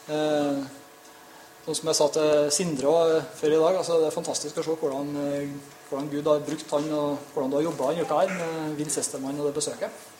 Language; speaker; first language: Norwegian; native; Norwegian